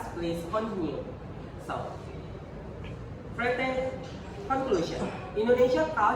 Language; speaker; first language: English; non-native, learner; Indonesian